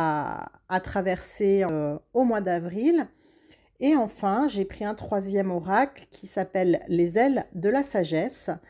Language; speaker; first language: French; native; French